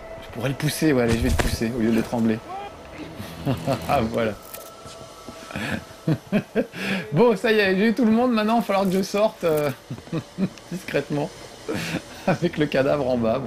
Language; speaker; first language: French; native; French